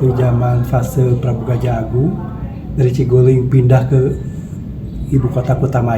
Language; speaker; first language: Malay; non-native, local second language; Sundanese